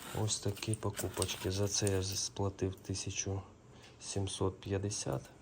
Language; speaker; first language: Ukrainian; native; Ukrainian